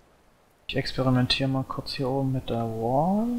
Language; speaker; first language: German; native; German